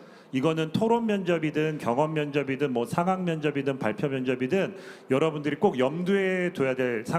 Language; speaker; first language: Korean; native; Korean